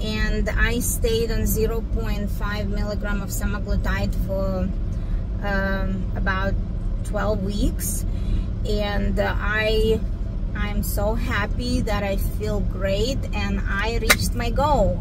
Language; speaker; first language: English; non-native, fluent; Russian